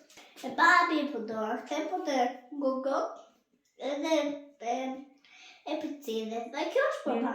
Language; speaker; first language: Albanian; early bilingual, heritage; Albanian